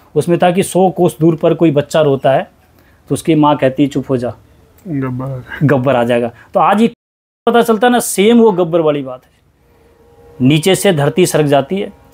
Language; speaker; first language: Hindi; native; Hindi